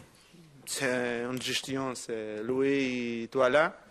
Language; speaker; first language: French; non-native, fluent; Portuguese